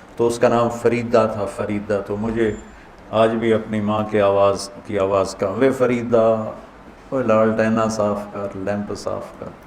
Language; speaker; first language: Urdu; non-native, local second language; Punjabi